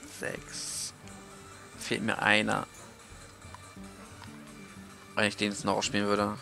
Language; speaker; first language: German; native; German